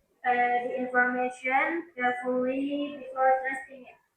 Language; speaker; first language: English; non-native, learner; Indonesian